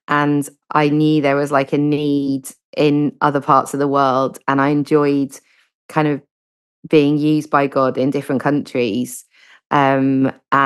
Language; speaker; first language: English; native; English